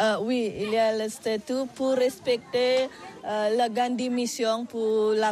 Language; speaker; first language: French; non-native, learner; Balinese